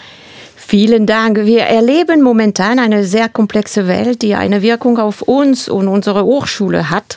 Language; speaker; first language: German; non-native, fluent; French